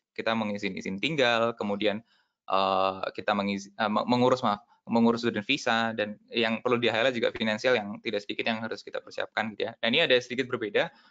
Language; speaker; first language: Indonesian; native; Indonesian